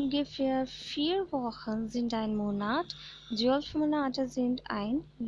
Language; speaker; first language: German; non-native, fluent; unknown